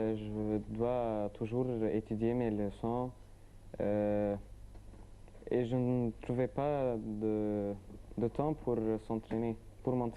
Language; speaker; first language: French; non-native, learner; Arabic